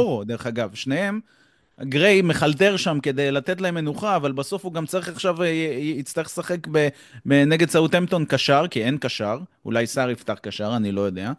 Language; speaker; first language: Hebrew; native; Hebrew